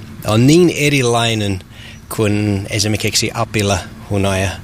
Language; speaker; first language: Finnish; non-native, learner; English